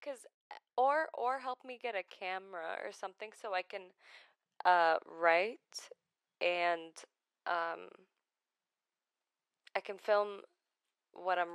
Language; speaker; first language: English; non-native, fluent; Arabic